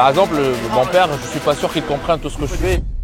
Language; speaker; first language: French; native; French